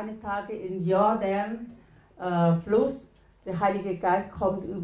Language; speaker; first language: German; non-native, learner; Thai